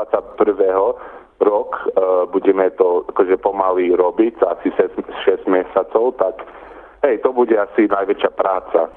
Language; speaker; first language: Slovak; early bilingual, heritage; Slovak